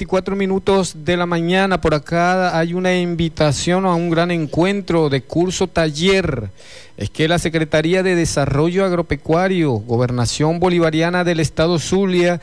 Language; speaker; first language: Spanish; native; Spanish